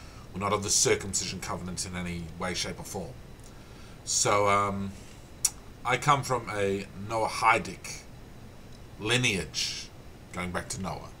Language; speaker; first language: English; native; English